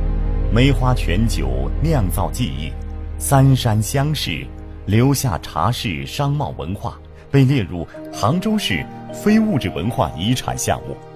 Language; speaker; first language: Chinese; native; Chinese